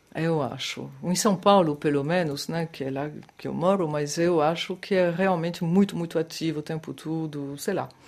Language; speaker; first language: Portuguese; non-native, fluent; French